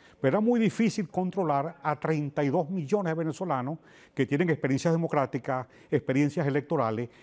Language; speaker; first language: Spanish; native; Spanish